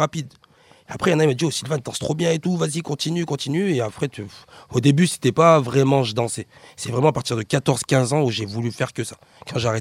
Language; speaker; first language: French; native; French